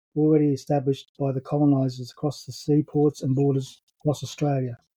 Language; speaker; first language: English; native; English